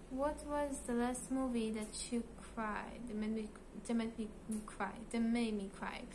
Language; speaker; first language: English; non-native, learner; Hebrew